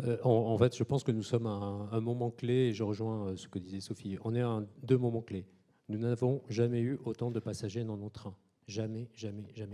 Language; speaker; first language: French; native; French